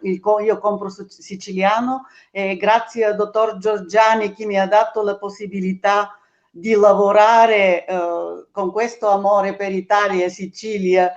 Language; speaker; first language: Italian; non-native, fluent; Bulgarian